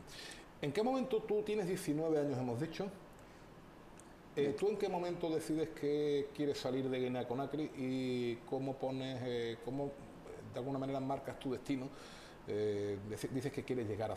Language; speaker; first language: Spanish; native; Spanish